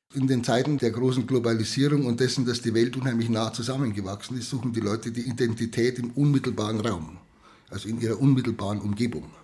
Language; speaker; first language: German; native; German